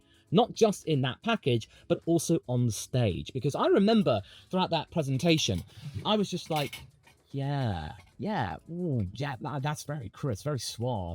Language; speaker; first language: English; native; English